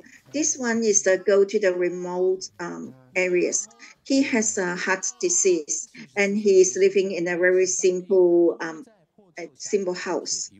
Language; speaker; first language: English; non-native, learner; Chinese